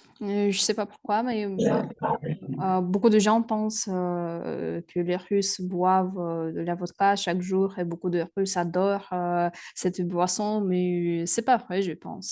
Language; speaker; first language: French; non-native, fluent; Russian